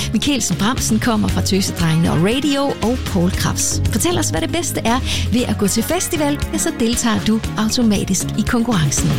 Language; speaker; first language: Danish; native; Danish